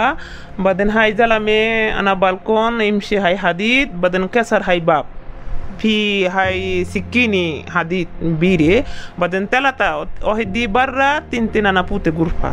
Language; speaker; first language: Arabic; non-native, learner; Bangla